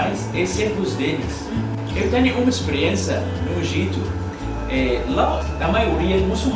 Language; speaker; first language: Portuguese; non-native, learner; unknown